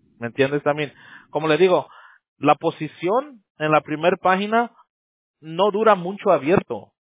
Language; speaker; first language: Spanish; early bilingual, heritage; Spanish